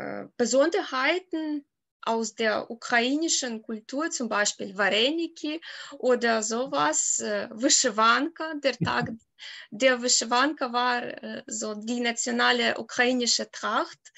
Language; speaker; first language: German; non-native, fluent; Ukrainian